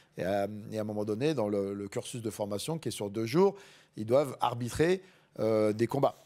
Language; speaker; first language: French; native; French